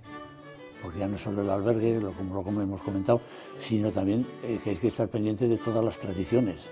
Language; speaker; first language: Spanish; native; Spanish